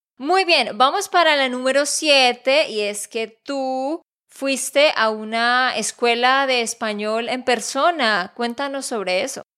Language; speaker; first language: Spanish; native; Spanish